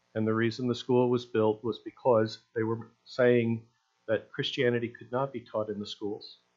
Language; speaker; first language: English; native; English